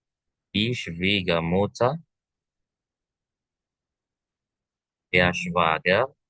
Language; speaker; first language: German; non-native, fluent; Indonesian